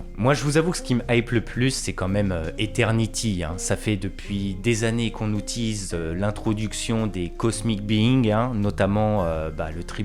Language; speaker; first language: French; native; French